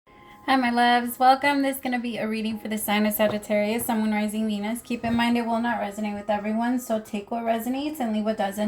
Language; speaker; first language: English; native; English